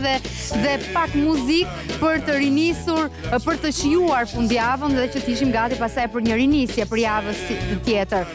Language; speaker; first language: Albanian; native; Albanian